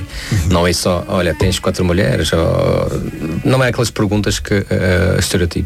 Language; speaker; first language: Portuguese; non-native, fluent; Tajik